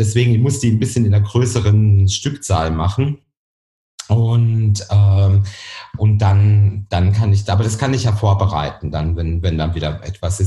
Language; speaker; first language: German; native; German